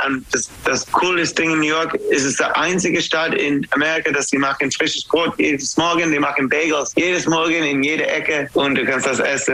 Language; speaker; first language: German; non-native, fluent; English